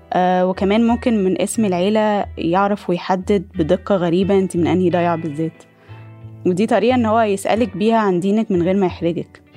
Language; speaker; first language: Arabic; native; Arabic